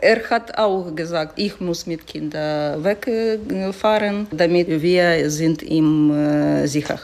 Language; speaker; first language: German; non-native, learner; Ukrainian